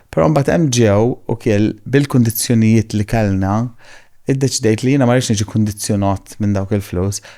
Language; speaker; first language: Maltese; native; Maltese